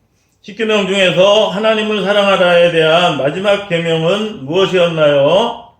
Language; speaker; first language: Korean; native; Korean